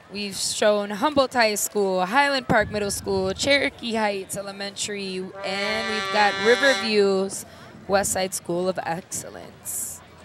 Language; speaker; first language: English; early bilingual, other home language; Spanish